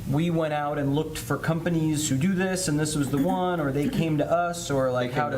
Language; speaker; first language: English; native; English